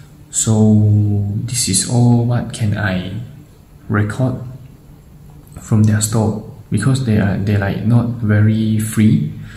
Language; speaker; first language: English; non-native, local second language; Chinese